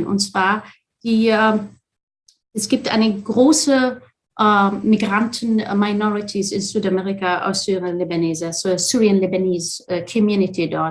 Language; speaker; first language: German; non-native, fluent; Arabic